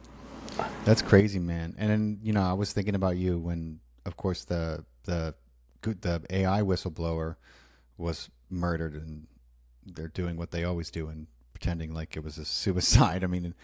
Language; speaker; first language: English; native; English